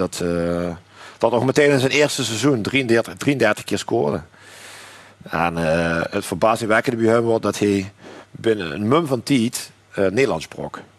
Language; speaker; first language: Dutch; native; Dutch